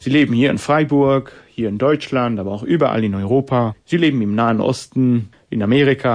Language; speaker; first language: German; non-native, fluent; Hebrew